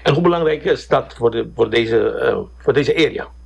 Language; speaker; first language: Dutch; non-native, local second language; Papiamento